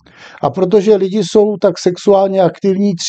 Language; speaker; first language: Czech; native; Czech